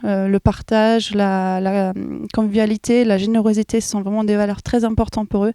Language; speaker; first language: French; non-native, fluent; German